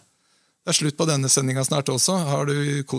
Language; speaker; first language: Norwegian; native; Norwegian